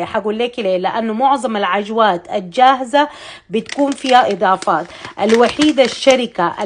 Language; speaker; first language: Arabic; native; Arabic